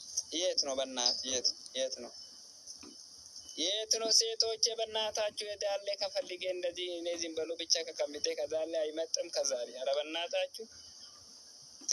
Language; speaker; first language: Amharic; non-native, local second language; Oromo